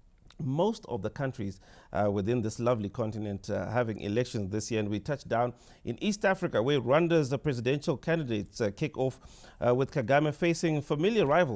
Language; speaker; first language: English; non-native, local second language; Shona